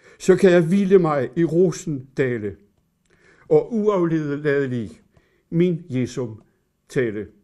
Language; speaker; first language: Danish; native; Danish